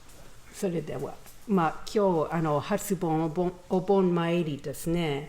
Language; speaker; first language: Japanese; non-native, learner; English